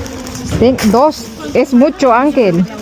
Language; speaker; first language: Spanish; non-native, learner; Filipino